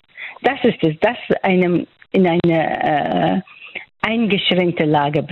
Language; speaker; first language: German; non-native, fluent; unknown